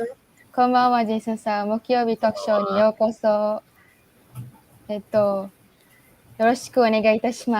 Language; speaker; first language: Japanese; non-native, learner; Malay